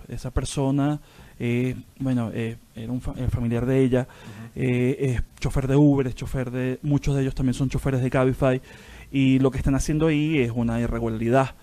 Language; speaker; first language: Spanish; native; Spanish